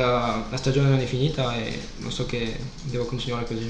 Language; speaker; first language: Italian; non-native, fluent; French